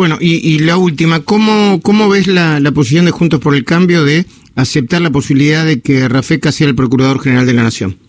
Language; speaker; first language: Spanish; native; Spanish